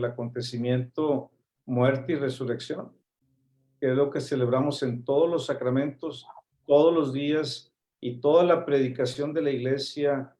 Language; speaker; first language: Spanish; native; Spanish